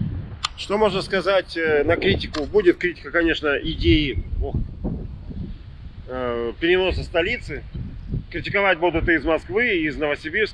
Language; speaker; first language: Russian; native; Russian